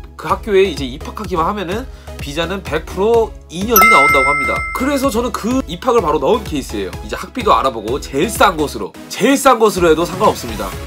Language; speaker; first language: Korean; native; Korean